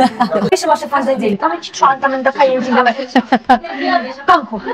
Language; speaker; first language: Chinese; non-native, learner; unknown